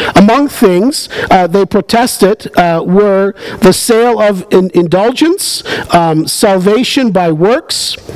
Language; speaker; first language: English; native; English